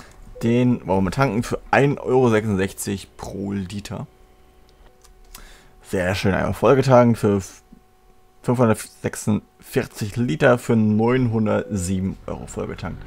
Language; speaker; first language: German; native; German